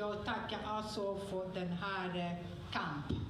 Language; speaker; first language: Swedish; non-native, fluent; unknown